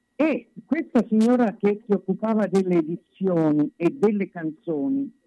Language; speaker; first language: Italian; native; Italian